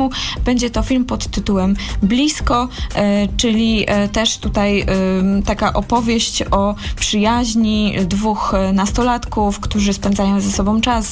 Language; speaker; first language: Polish; native; Polish